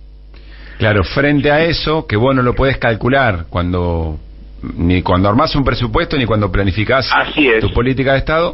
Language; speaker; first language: Spanish; native; Spanish